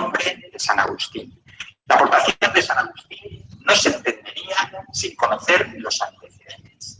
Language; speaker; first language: Spanish; native; Spanish